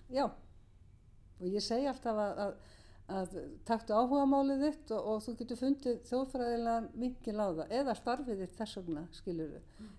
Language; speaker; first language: Icelandic; native; Icelandic